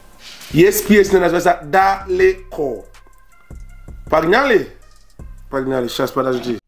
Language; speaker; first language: Russian; non-native, learner; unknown